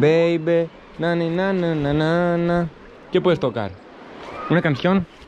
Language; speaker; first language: Spanish; non-native, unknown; Greek